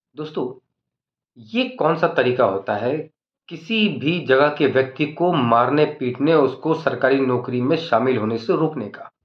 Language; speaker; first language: Hindi; native; Hindi